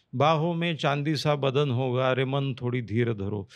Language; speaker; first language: Hindi; non-native, local second language; Marathi